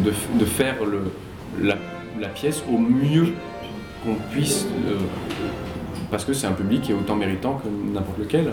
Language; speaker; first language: French; native; French